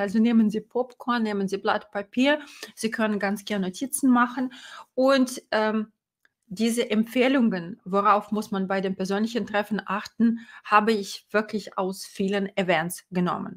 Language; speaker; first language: German; non-native, fluent; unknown